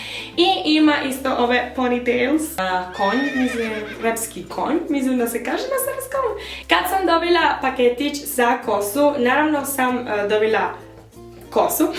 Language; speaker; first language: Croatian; early bilingual, heritage; Spanish